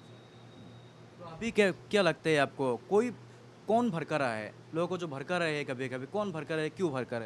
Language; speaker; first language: Hindi; non-native, local second language; Assamese